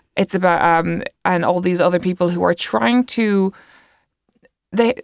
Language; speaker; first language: English; native; English